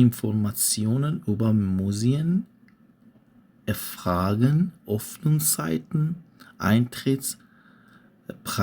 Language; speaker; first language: German; non-native, fluent; Persian